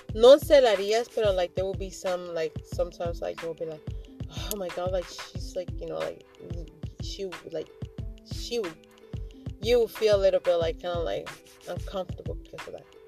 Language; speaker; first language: English; early bilingual, other home language; Spanish